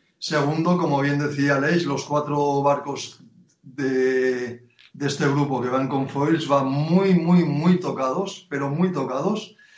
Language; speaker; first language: Spanish; native; Spanish